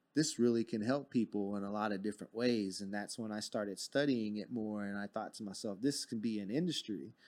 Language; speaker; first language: English; native; English